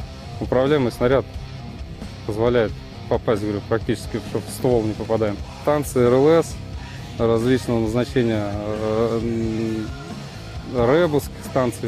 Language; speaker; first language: Russian; native; Russian